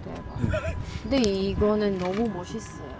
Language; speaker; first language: Korean; non-native, fluent; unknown